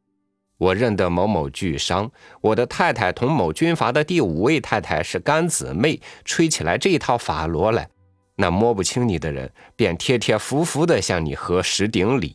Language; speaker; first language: Chinese; native; Chinese